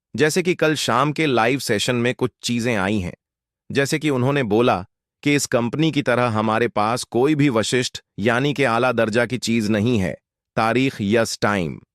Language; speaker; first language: Hindi; native; Hindi